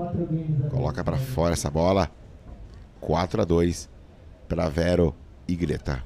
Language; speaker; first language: Portuguese; native; Portuguese